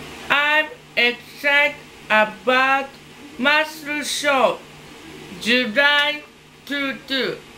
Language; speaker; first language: English; non-native, learner; Japanese